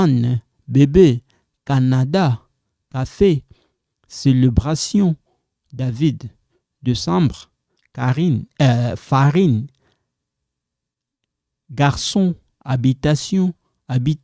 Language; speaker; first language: French; non-native, local second language; Lingala